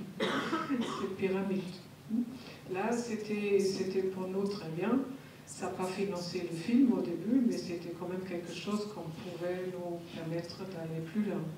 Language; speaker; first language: French; non-native, fluent; German